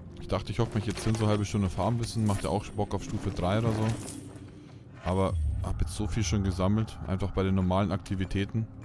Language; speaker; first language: German; native; German